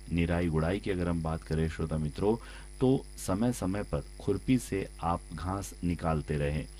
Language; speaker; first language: Hindi; native; Hindi